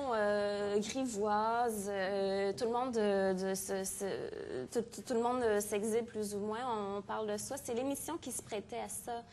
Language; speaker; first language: French; native; French